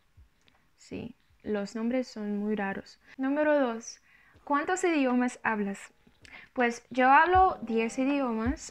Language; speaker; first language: Spanish; non-native, learner; Russian